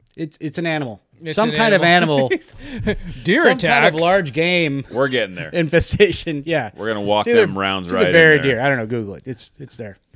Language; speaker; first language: English; native; English